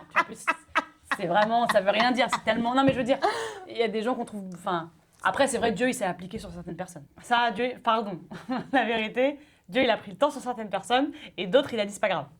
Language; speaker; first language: French; early bilingual, other home language; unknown